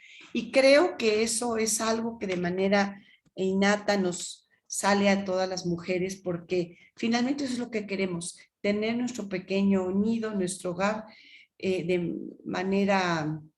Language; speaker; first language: Spanish; native; Spanish